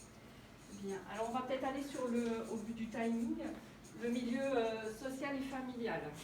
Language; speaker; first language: French; native; French